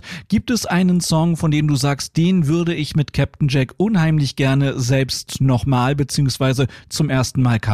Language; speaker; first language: German; native; German